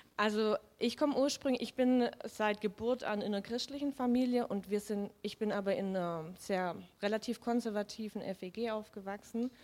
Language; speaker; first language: German; native; German